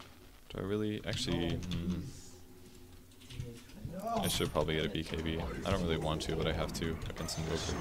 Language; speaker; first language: English; native; English